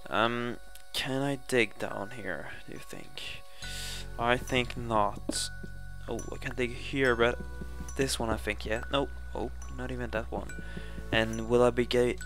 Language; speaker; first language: English; non-native, fluent; Swedish